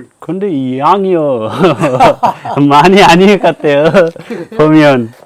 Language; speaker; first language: Korean; non-native, learner; Bangla